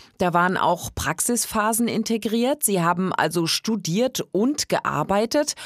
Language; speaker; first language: German; native; German